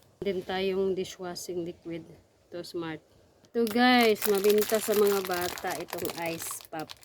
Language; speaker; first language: Filipino; non-native, local second language; Cebuano